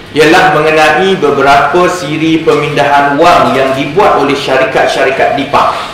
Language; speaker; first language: Malay; native; Malay